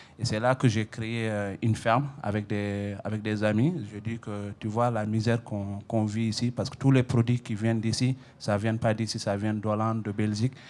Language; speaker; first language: French; non-native, local second language; Fula